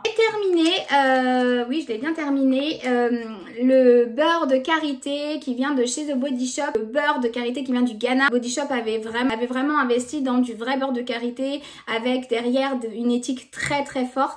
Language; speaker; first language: French; native; French